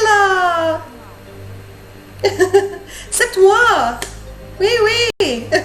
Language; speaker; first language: French; non-native, learner; English